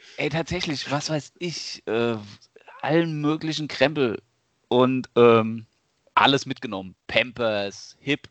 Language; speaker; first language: German; native; German